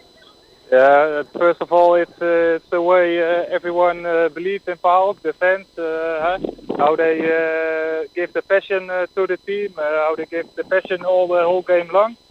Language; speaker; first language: English; non-native, fluent; Dutch